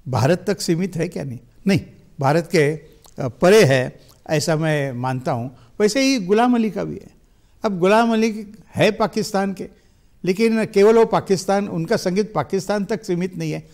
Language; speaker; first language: Hindi; non-native, local second language; Marathi